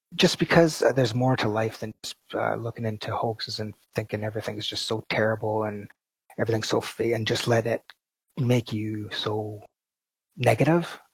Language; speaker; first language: English; native; English